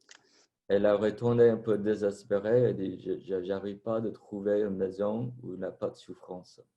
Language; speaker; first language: French; non-native, fluent; Vietnamese